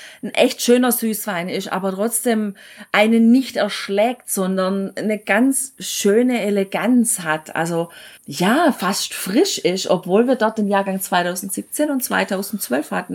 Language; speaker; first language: German; native; German